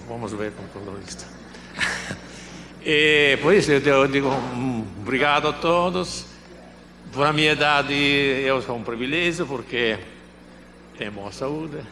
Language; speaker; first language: Portuguese; non-native, learner; Italian